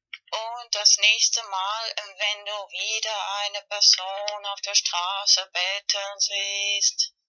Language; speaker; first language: German; non-native, fluent; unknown